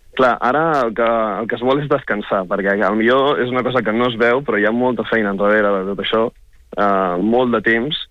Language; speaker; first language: Catalan; non-native, local second language; Spanish